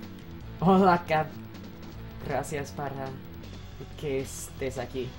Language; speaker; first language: Spanish; non-native, learner; English